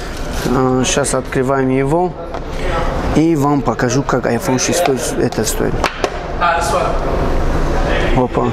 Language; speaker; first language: Russian; non-native, fluent; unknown